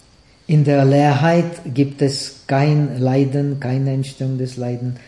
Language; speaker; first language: German; non-native, fluent; Czech